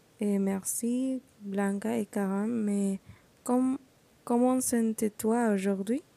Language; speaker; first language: French; non-native, learner; Spanish